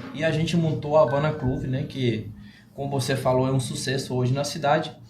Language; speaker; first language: Portuguese; non-native, fluent; Spanish